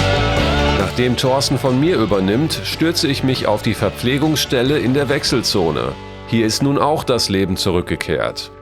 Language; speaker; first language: German; native; German